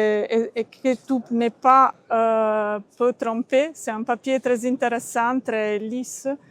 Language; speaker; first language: French; non-native, learner; Italian